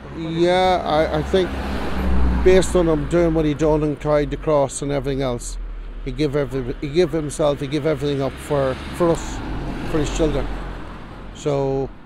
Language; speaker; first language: English; native; English